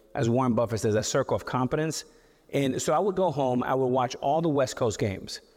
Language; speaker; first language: English; native; English